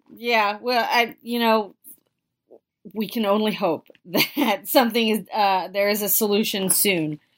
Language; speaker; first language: English; native; English